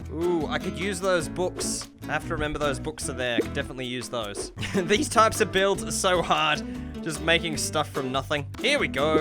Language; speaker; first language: English; native; English